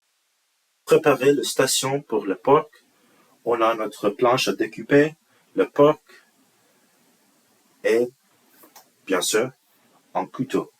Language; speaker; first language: French; non-native, learner; English